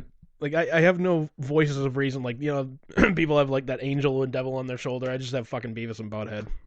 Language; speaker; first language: English; native; English